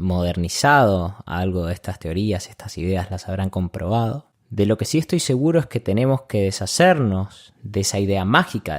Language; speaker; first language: Spanish; native; Spanish